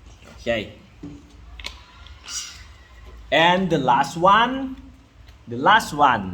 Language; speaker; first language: English; non-native, learner; Lao